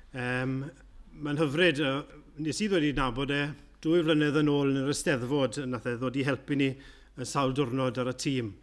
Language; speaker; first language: Welsh; native; Welsh